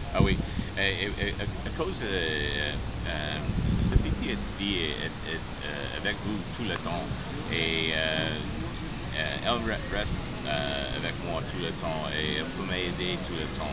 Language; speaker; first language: French; non-native, local second language; English